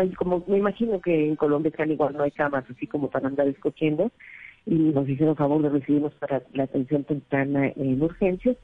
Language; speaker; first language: Spanish; native; Spanish